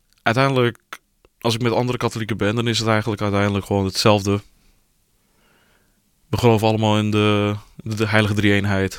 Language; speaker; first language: Dutch; early bilingual, other home language; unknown